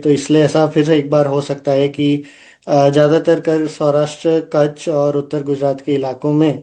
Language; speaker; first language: Hindi; non-native, local second language; Gujarati